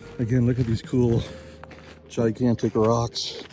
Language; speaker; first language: English; native; English